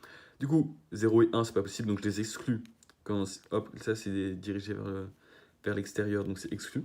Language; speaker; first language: French; native; French